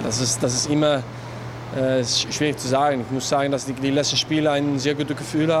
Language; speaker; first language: German; non-native, learner; Dutch